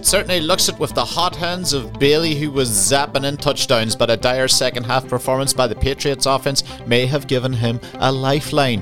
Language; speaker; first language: English; native; English